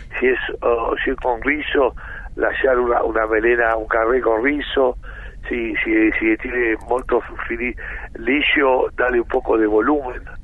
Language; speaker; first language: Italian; early bilingual, heritage; Italian